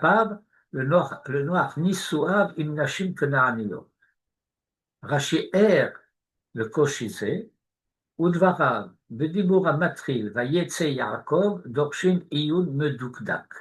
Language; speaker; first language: Hebrew; non-native, fluent; French